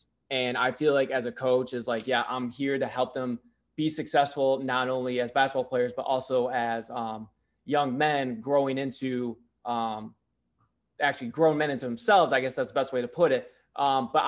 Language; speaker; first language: English; native; English